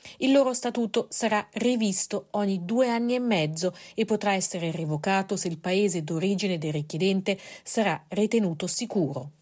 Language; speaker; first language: Italian; native; Italian